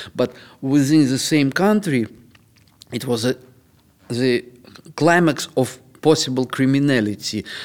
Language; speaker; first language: English; non-native, fluent; Russian